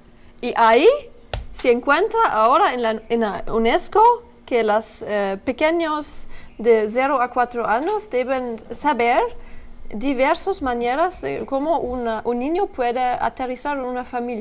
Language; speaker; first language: Spanish; non-native, learner; French